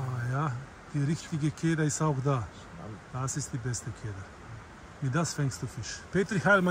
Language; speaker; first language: German; non-native, learner; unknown